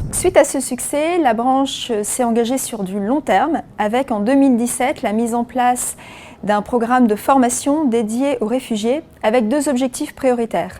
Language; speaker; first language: French; native; French